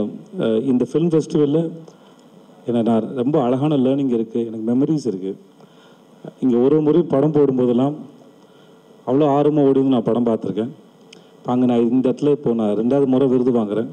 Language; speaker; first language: Tamil; native; Tamil